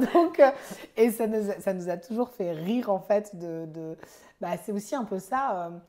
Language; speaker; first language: French; native; French